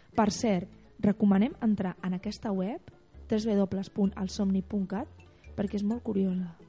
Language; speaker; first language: Spanish; non-native, local second language; Catalan